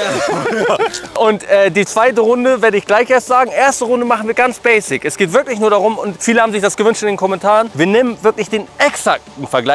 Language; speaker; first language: German; native; German